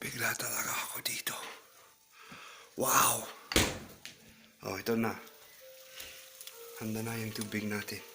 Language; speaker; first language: Filipino; non-native, learner; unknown